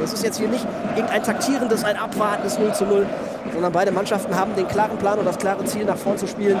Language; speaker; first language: German; native; German